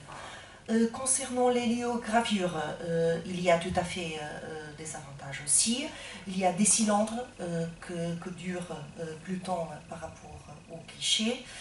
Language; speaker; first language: French; non-native, fluent; Portuguese